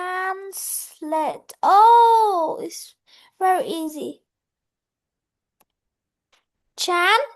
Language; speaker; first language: English; non-native, learner; Vietnamese